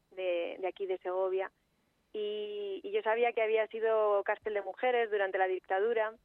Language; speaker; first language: Spanish; native; Spanish